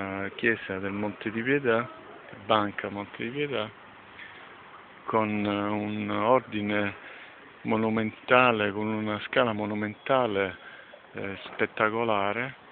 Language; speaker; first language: Italian; native; Italian